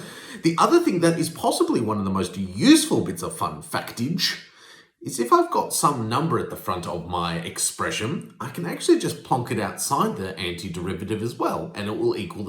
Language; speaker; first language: English; native; English